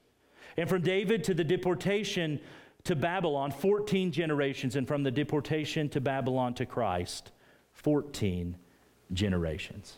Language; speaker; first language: English; native; English